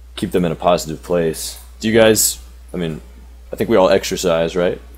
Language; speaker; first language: English; native; English